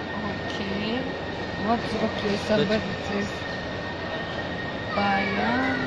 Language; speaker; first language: English; non-native, learner; Turkish